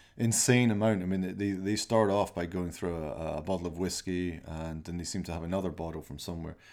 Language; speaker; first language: English; native; English